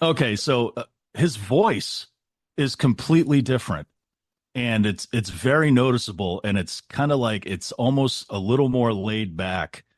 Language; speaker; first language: English; native; English